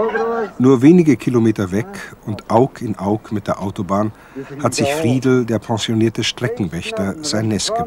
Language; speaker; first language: German; native; German